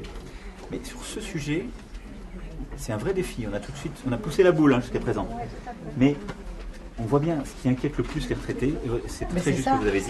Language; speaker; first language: French; native; French